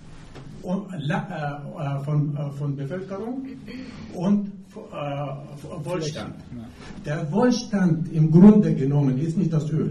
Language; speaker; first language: German; non-native, fluent; Arabic